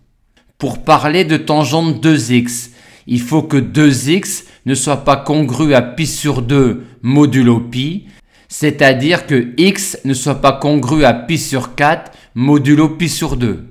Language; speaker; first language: French; native; French